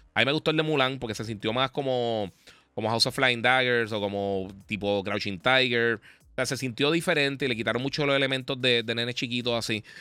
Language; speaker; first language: Spanish; native; Spanish